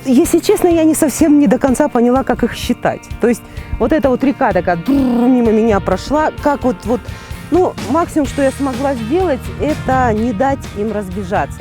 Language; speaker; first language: Russian; native; Russian